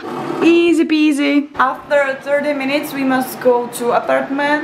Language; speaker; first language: English; non-native, learner; Czech